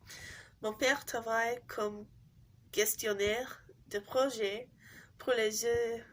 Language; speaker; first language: French; non-native, learner; English